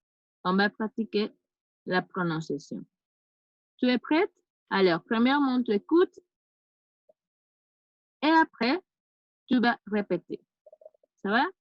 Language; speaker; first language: French; non-native, fluent; Spanish